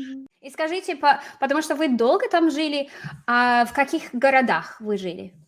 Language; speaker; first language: Russian; non-native, fluent; English